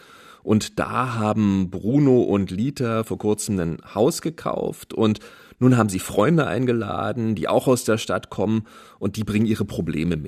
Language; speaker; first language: German; native; German